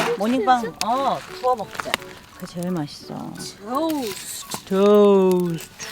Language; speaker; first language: Korean; native; Korean